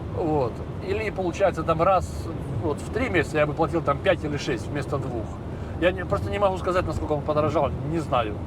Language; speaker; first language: Russian; native; Russian